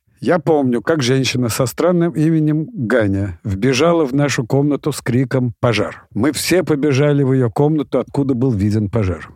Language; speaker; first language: Russian; native; Russian